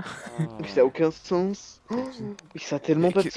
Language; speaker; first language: French; native; French